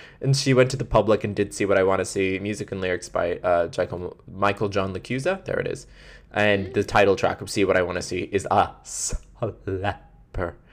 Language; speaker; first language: English; native; English